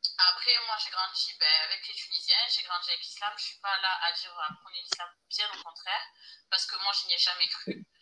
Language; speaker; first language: French; native; French